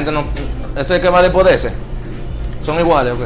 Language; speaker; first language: Spanish; native; Spanish